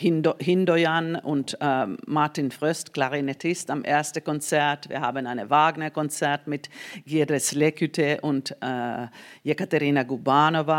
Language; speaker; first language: German; non-native, fluent; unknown